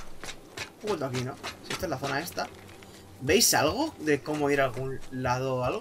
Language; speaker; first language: Spanish; native; Spanish